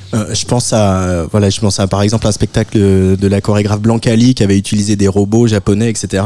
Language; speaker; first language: French; native; French